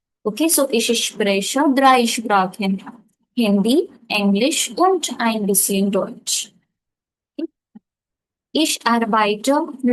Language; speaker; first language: German; non-native, learner; Hindi